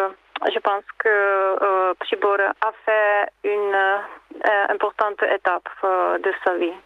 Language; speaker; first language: French; non-native, learner; Czech